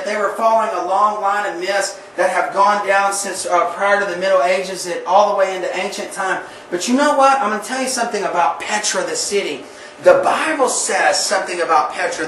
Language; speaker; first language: English; native; English